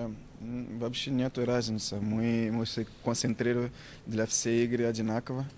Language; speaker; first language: Russian; non-native, fluent; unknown